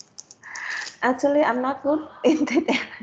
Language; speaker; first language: English; non-native, learner; Vietnamese